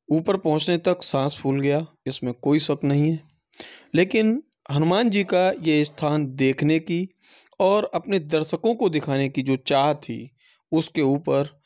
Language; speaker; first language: Hindi; native; Hindi